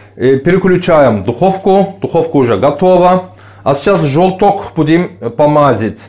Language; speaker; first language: Russian; non-native, learner; Turkish